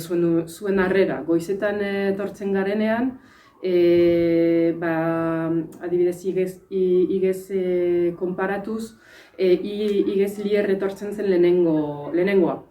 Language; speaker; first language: Basque; non-native, fluent; French